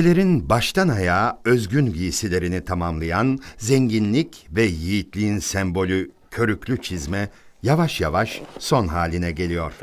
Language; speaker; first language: Turkish; native; Turkish